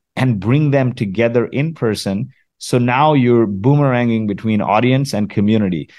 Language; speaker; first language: English; early bilingual, other home language; Arabic